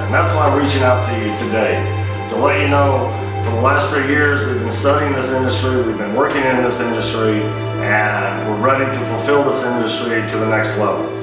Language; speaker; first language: English; native; English